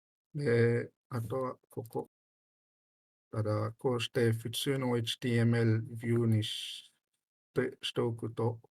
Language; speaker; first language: Japanese; non-native, learner; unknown